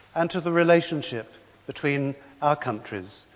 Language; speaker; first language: English; native; English